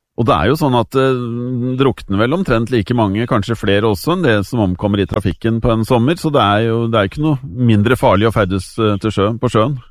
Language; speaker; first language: Norwegian; native; Norwegian